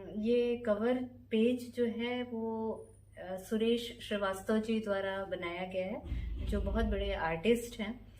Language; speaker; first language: Hindi; native; Hindi